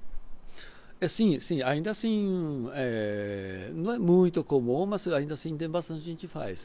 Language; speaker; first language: Portuguese; non-native, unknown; Japanese